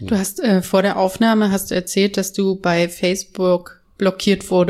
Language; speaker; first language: German; native; German